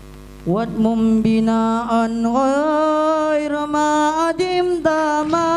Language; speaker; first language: Arabic; non-native, learner; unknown